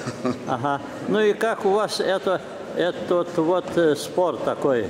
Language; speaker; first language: Russian; non-native, local second language; Lithuanian